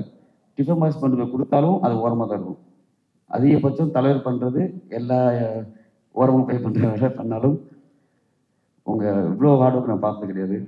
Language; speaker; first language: Tamil; native; Tamil